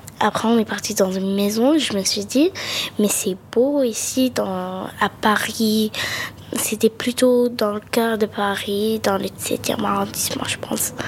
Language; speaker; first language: French; early bilingual, other home language; Arabic